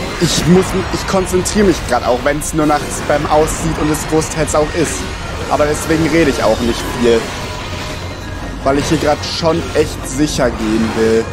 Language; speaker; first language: German; native; German